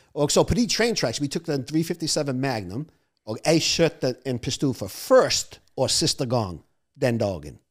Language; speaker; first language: Norwegian; non-native, fluent; English